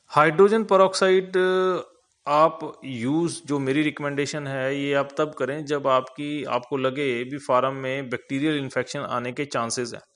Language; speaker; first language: Hindi; non-native, local second language; Punjabi